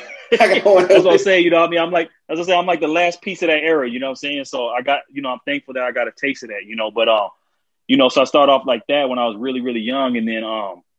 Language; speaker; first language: English; native; English